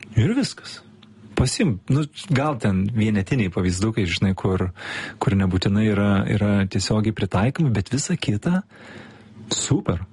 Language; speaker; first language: Lithuanian; native; Lithuanian